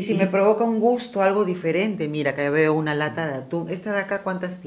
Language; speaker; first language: Spanish; native; Spanish